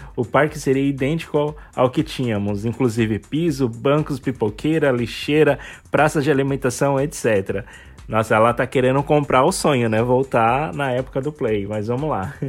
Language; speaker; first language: Portuguese; native; Portuguese